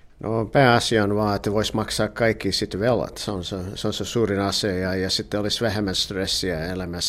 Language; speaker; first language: Finnish; early bilingual, heritage; English